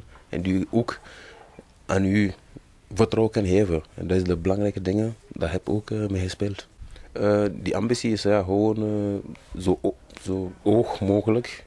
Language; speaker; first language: Dutch; non-native, learner; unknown